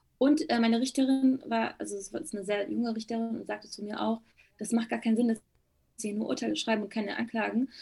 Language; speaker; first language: German; early bilingual, other home language; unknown